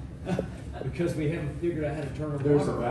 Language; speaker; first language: English; native; English